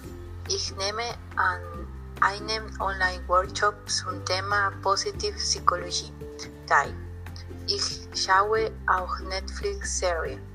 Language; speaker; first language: German; non-native, learner; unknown